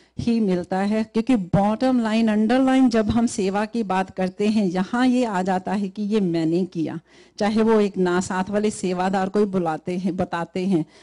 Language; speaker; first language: Hindi; native; Hindi